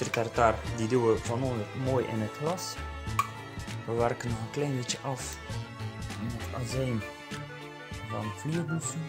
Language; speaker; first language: Dutch; native; Dutch